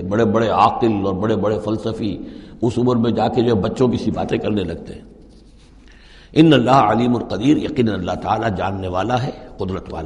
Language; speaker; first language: Urdu; native; Urdu